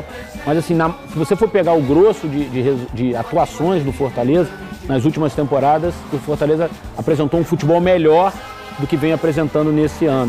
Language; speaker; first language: Portuguese; native; Portuguese